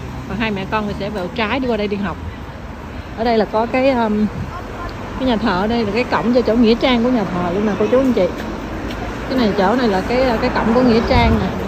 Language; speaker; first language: Vietnamese; native; Vietnamese